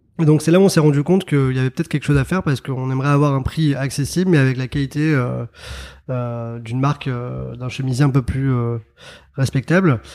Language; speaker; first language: French; early bilingual, other home language; Arabic